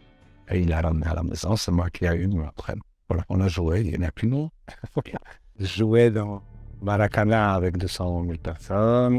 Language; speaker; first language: French; non-native, learner; Polish